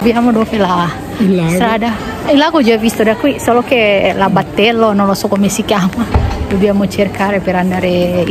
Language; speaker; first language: Italian; non-native, learner; Indonesian